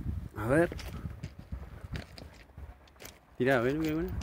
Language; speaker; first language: Spanish; native; Spanish